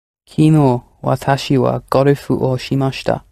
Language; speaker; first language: Japanese; non-native, learner; English